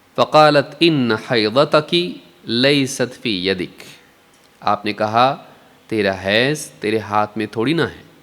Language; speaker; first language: Urdu; native; Urdu